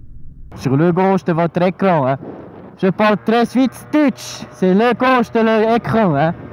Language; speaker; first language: French; native; French